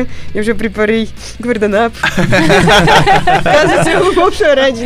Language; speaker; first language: Portuguese; non-native, fluent; Russian